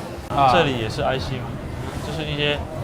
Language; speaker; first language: Chinese; native; Chinese